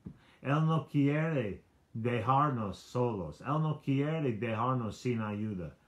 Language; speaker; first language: Spanish; non-native, learner; English